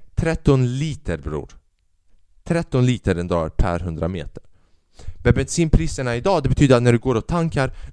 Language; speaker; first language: Swedish; early bilingual, other home language; Albanian